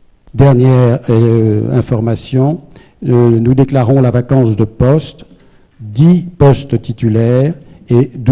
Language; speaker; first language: French; native; French